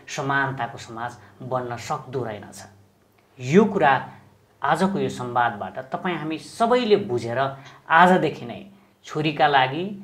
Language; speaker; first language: Nepali; native; Nepali